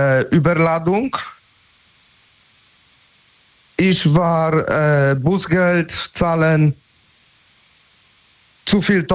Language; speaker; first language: German; non-native, learner; Polish